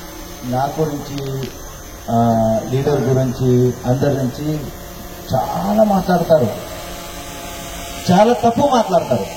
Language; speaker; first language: Telugu; non-native, learner; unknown